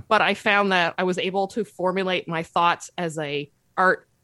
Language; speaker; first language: English; native; English